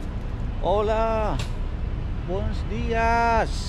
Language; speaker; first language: Spanish; non-native, fluent; Filipino